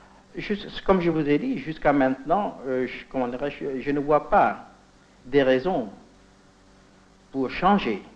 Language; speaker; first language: French; non-native, fluent; Indonesian